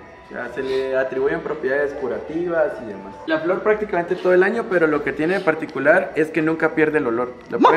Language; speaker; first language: Spanish; native; Spanish